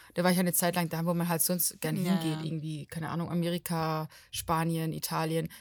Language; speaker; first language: German; non-native, fluent; Portuguese